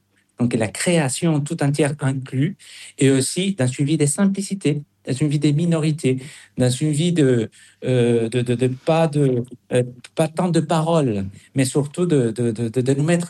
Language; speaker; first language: French; non-native, fluent; Spanish